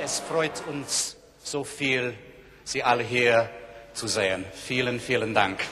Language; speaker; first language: German; non-native, learner; English